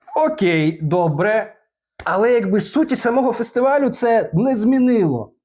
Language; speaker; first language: Ukrainian; non-native, local second language; Russian